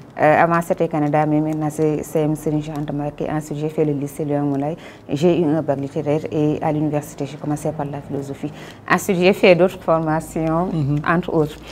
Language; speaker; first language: French; non-native, local second language; Wolof